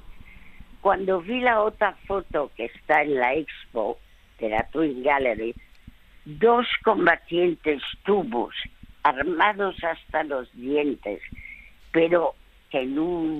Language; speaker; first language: Spanish; early bilingual, other home language; French